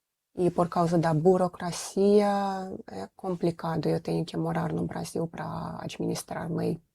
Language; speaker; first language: Portuguese; non-native, fluent; Russian